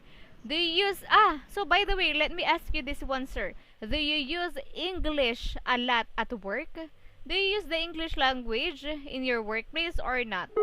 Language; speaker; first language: English; non-native, fluent; Filipino